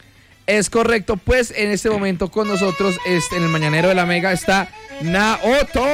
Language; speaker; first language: Spanish; native; Spanish